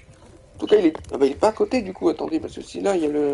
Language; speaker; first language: French; native; French